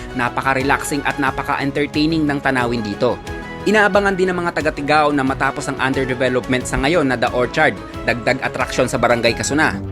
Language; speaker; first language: Filipino; non-native, local second language; Bikol